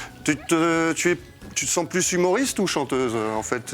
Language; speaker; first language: French; native; French